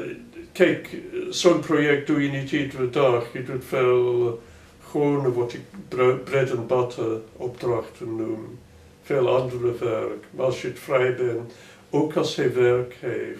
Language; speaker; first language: Dutch; non-native, fluent; English